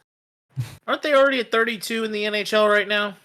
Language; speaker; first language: English; native; English